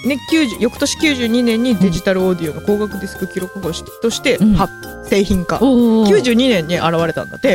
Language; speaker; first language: Japanese; native; Japanese